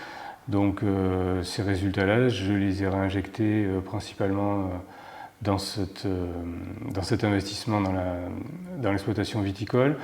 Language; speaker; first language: French; native; French